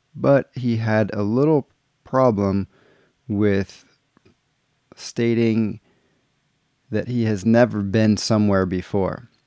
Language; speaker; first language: English; native; English